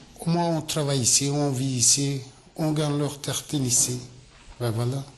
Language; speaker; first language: French; non-native, learner; Turkish